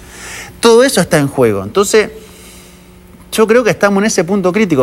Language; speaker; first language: Spanish; native; Spanish